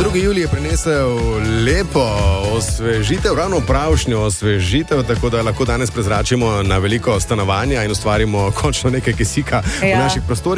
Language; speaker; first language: Slovenian; native; Slovenian